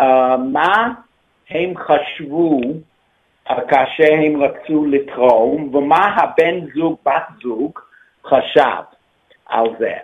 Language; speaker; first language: Hebrew; non-native, fluent; English